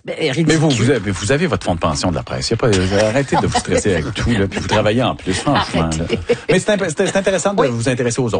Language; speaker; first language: French; native; French